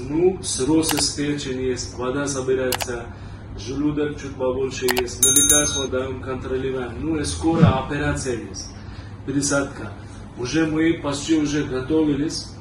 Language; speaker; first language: Russian; non-native, learner; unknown